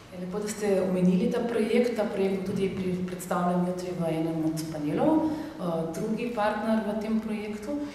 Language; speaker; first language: Slovenian; native; Slovenian